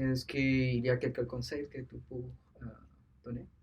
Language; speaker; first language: French; non-native, learner; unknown